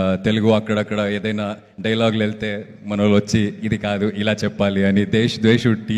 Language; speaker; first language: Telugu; non-native, fluent; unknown